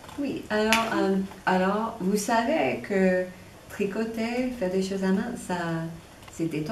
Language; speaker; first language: French; non-native, fluent; English